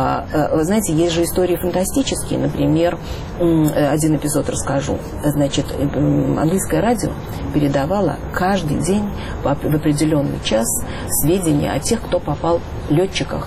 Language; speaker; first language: Russian; native; Russian